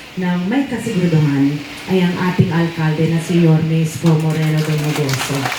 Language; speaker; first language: Filipino; native; Filipino